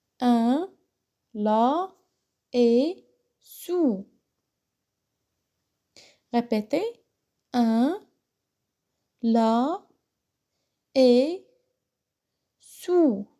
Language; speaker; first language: French; non-native, local second language; Arabic